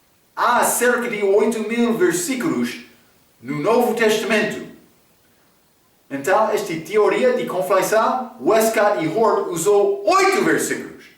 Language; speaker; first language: Portuguese; non-native, fluent; English